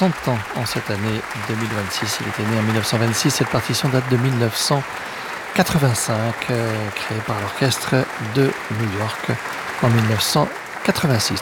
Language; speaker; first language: French; native; French